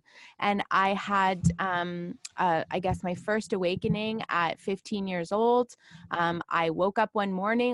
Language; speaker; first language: English; native; English